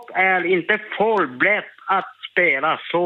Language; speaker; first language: Swedish; non-native, learner; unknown